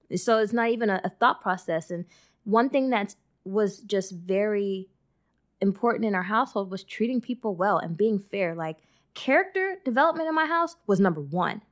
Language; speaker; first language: English; early bilingual, other home language; Yoruba